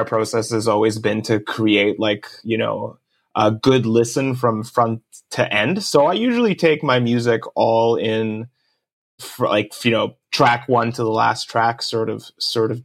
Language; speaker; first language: English; early bilingual, other home language; Japanese